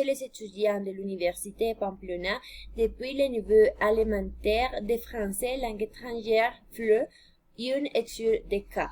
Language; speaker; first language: French; non-native, fluent; Spanish